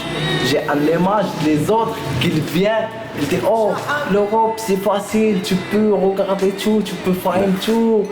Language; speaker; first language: French; non-native, local second language; Arabic